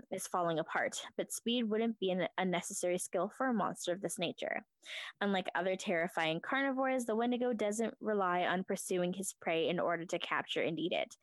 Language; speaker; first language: English; native; English